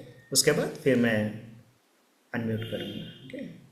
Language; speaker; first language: Hindi; native; Hindi